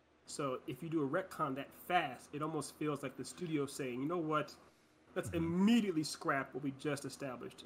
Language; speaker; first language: English; native; English